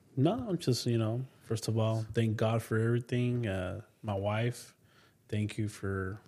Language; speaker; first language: English; native; English